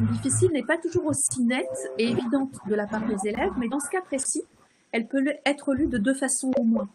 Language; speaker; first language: French; native; French